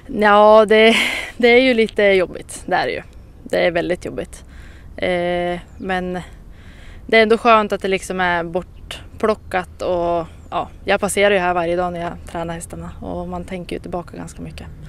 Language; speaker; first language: Swedish; native; Swedish